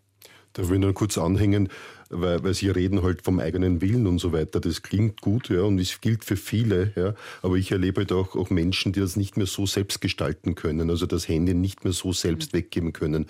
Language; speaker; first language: German; native; German